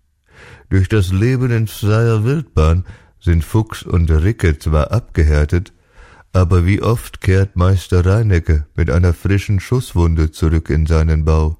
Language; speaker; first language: German; native; German